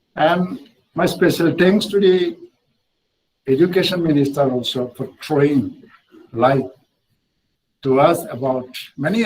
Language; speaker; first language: English; non-native, local second language; Assamese